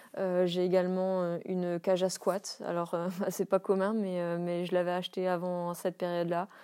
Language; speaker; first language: French; native; French